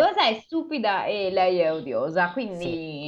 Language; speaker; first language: Italian; native; Italian